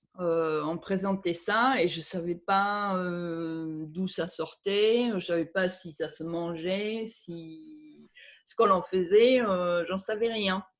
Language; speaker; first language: French; non-native, fluent; German